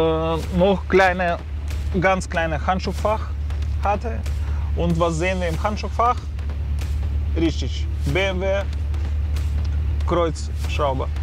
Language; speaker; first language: German; non-native, fluent; Russian